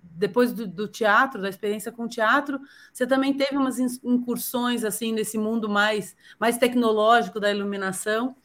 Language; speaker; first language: Portuguese; native; Portuguese